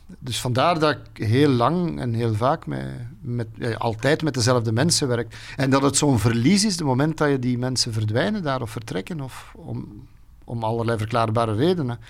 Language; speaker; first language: Dutch; native; Dutch